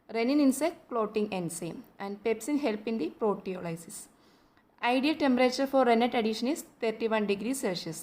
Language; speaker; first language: English; non-native, local second language; Malayalam